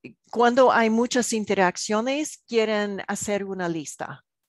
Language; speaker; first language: Spanish; non-native, learner; English